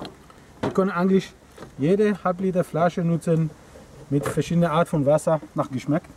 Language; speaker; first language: German; non-native, learner; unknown